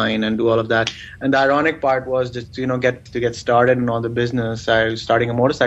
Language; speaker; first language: English; non-native, local second language; Urdu